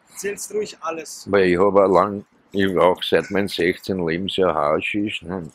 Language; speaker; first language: German; native; German